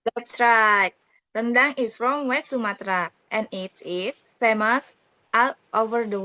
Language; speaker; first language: English; non-native, learner; Indonesian